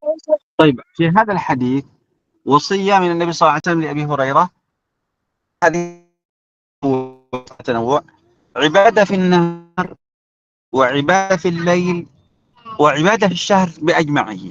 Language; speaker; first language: Arabic; native; Arabic